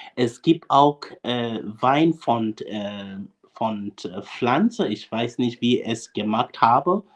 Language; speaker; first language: German; non-native, fluent; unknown